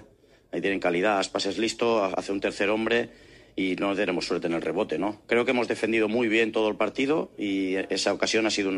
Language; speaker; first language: Spanish; native; Spanish